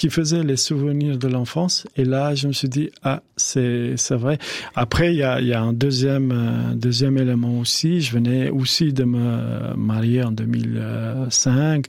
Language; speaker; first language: French; non-native, fluent; Albanian